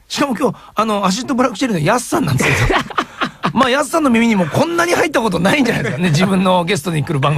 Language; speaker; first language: Japanese; native; Japanese